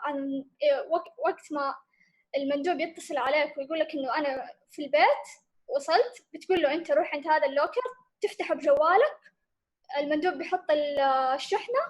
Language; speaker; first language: Arabic; native; Arabic